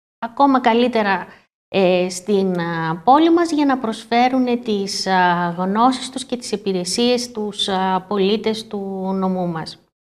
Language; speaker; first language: Greek; native; Greek